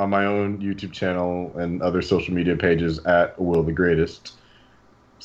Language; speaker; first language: English; native; English